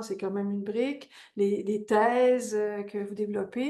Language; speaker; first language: French; native; French